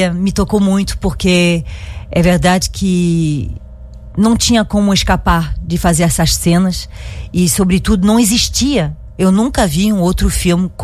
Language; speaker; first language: Portuguese; non-native, fluent; French